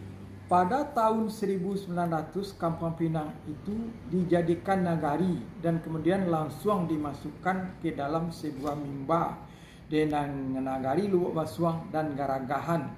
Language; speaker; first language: Indonesian; non-native, local second language; Minangkabau